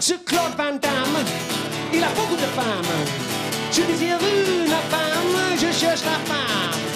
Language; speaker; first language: French; non-native, fluent; English